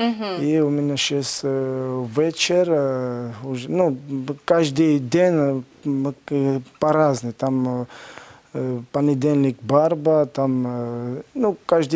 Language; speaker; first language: Russian; non-native, learner; Georgian